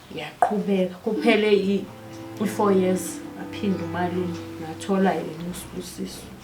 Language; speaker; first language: Zulu; non-native, local second language; Xhosa